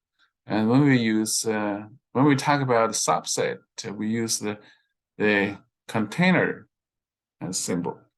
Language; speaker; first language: English; non-native, fluent; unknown